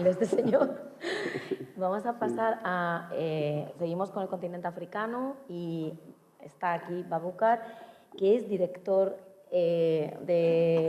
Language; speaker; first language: Spanish; native; Spanish